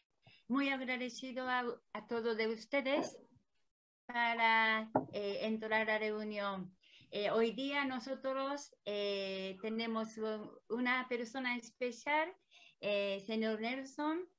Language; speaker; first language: Spanish; non-native, learner; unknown